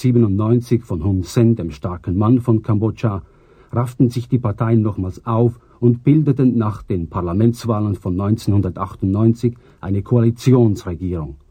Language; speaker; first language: German; native; German